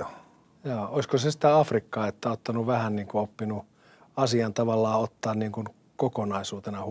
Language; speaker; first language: Finnish; native; Finnish